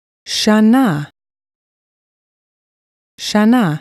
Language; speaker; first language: Hebrew; non-native, fluent; English